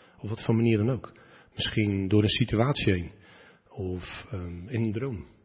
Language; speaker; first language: Dutch; native; Dutch